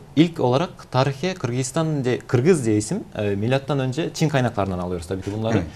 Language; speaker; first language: Turkish; non-native, fluent; Kyrgyz